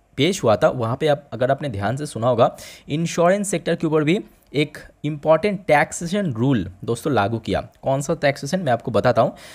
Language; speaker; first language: Hindi; native; Hindi